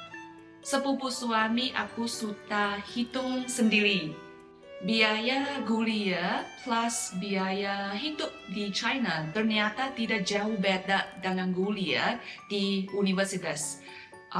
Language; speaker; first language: Indonesian; non-native, fluent; Chinese